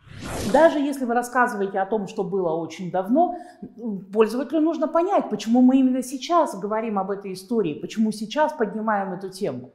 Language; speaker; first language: Russian; native; Russian